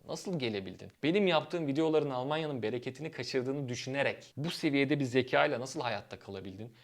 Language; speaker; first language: Turkish; native; Turkish